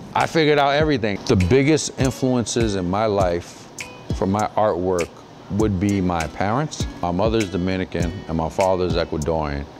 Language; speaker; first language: English; native; English